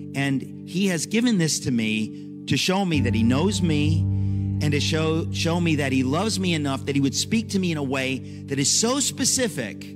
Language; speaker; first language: English; native; English